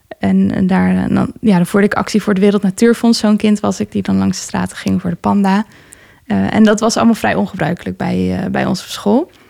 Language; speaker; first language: Dutch; native; Dutch